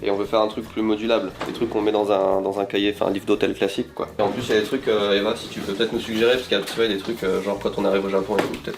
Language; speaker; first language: French; native; French